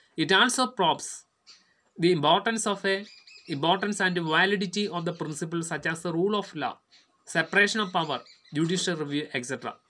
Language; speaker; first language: English; non-native, local second language; Malayalam